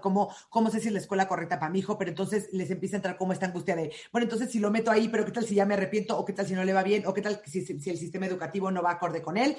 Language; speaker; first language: Spanish; native; Spanish